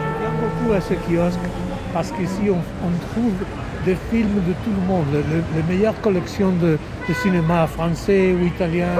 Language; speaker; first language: French; non-native, fluent; Spanish